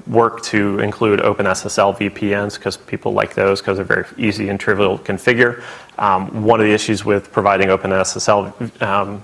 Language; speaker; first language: English; native; English